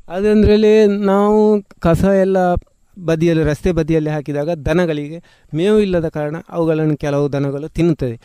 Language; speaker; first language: Kannada; native; Kannada